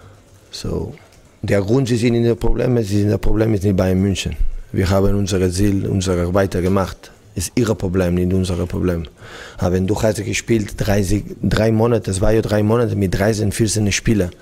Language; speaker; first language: German; non-native, learner; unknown